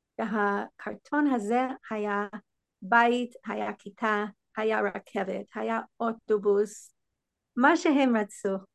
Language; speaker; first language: Hebrew; non-native, fluent; English